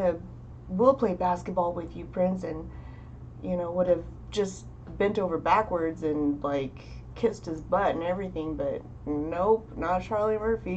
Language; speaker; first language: English; native; English